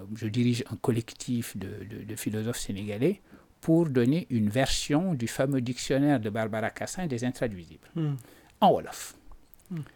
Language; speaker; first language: French; non-native, local second language; Wolof